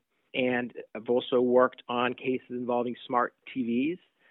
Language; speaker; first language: English; native; English